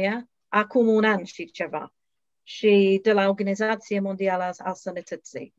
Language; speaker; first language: Romanian; non-native, learner; English